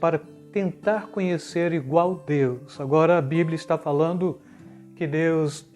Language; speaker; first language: Portuguese; native; Portuguese